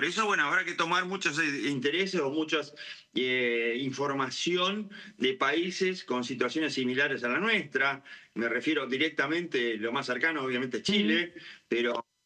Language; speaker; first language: Spanish; native; Spanish